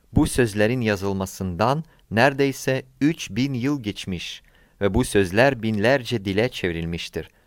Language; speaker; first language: Turkish; non-native, fluent; Ukrainian